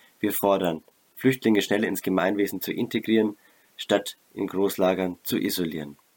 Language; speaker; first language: German; native; German